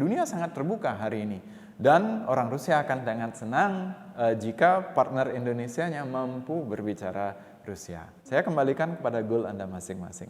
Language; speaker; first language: Indonesian; non-native, local second language; Balinese